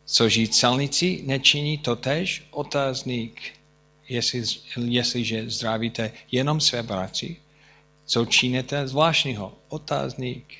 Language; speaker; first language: Czech; non-native, fluent; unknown